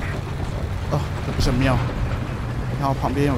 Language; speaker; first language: Chinese; native; Chinese